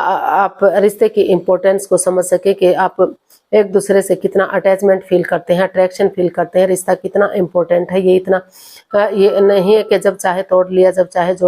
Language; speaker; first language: Hindi; native; Hindi